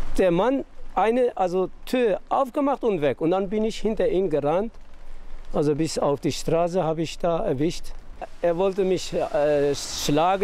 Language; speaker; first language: German; non-native, learner; Turkish